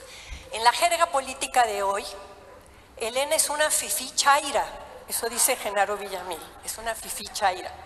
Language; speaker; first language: Spanish; native; Spanish